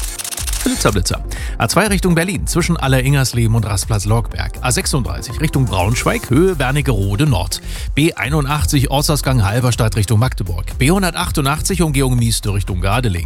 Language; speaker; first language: German; native; German